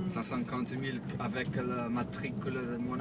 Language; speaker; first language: French; non-native, learner; Portuguese